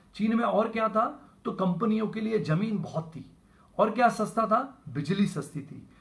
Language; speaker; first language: Hindi; non-native, local second language; Marathi